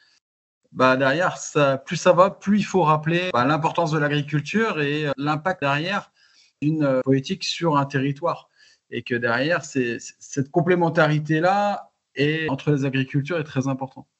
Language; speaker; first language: French; native; French